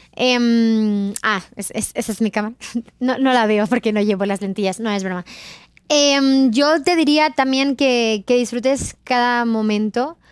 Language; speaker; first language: Spanish; native; Spanish